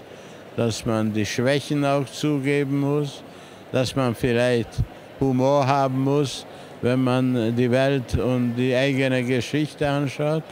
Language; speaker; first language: German; non-native, fluent; Hungarian